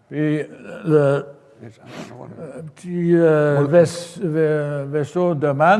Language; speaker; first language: French; native; French